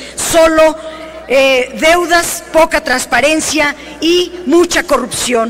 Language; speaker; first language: Spanish; native; Spanish